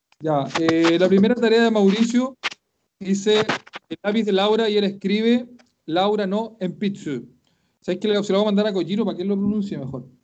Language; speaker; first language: Spanish; native; Spanish